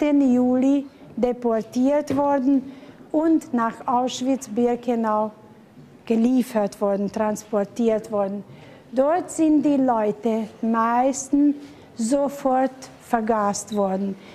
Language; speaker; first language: German; native; German